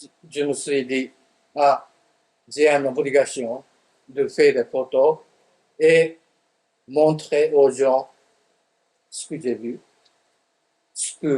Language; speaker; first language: French; non-native, fluent; Japanese